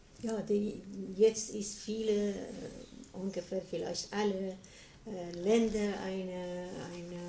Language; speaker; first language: German; non-native, learner; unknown